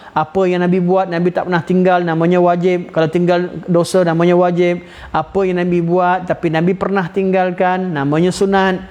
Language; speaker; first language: Malay; native; Malay